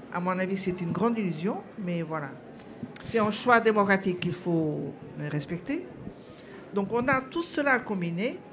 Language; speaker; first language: French; non-native, fluent; Portuguese